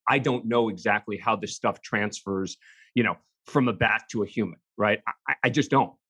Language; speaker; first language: English; native; English